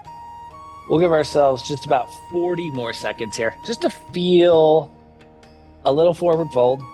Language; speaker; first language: English; native; English